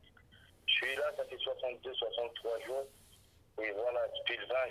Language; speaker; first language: French; non-native, local second language; Arabic